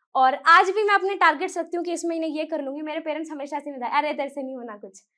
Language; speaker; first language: Hindi; native; Hindi